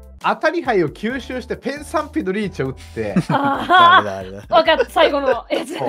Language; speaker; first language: Japanese; native; Japanese